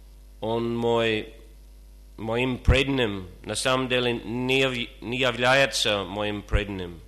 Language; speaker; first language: Russian; non-native, fluent; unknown